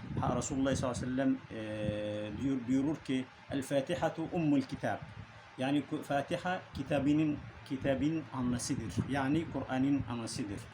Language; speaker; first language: Turkish; non-native, learner; Arabic